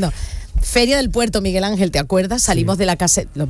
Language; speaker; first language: Spanish; native; Spanish